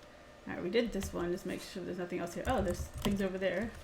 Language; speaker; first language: English; native; English